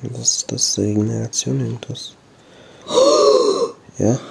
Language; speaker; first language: German; native; German